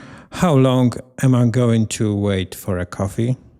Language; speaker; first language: English; non-native, learner; Polish